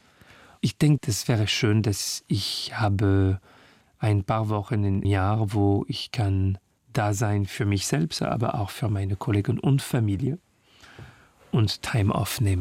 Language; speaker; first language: German; non-native, fluent; French